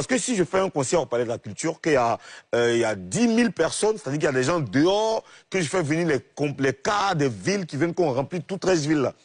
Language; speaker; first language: French; native; French